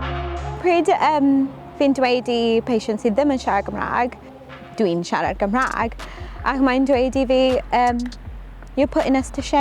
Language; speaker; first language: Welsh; non-native, local second language; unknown